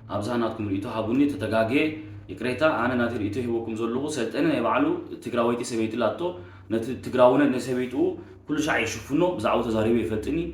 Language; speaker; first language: Tigrinya; early bilingual, heritage; Tigrinya